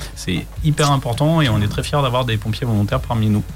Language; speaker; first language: French; native; French